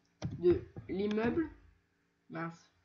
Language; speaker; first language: French; native; French